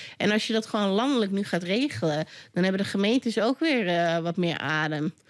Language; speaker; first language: Dutch; native; Dutch